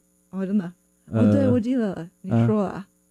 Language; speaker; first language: Chinese; non-native, fluent; English